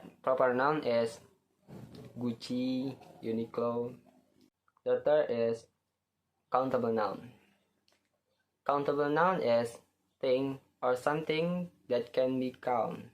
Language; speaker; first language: English; non-native, learner; Indonesian